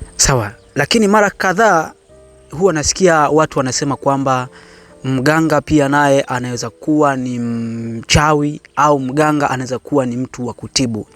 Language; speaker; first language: Swahili; native; Swahili